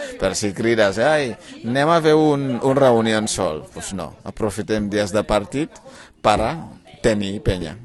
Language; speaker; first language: Catalan; non-native, fluent; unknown